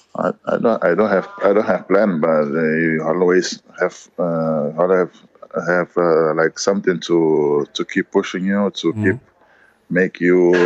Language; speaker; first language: English; non-native, learner; Kabuverdianu